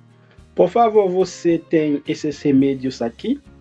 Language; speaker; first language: Portuguese; non-native, fluent; Haitian Creole